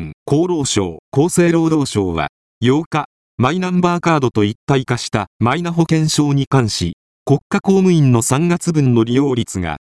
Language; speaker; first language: Japanese; native; Japanese